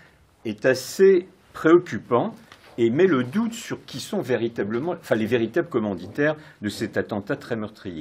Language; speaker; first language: French; native; French